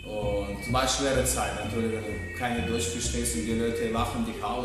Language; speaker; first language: German; non-native, fluent; Russian